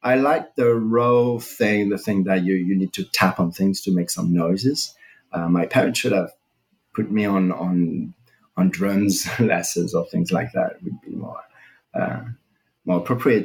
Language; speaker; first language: English; non-native, fluent; French